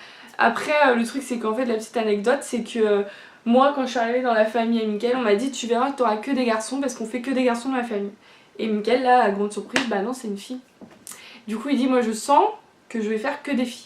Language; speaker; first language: French; native; French